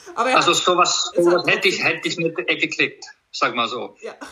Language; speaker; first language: German; non-native, fluent; Icelandic